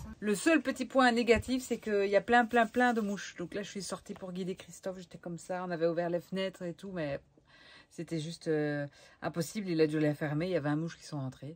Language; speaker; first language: French; native; French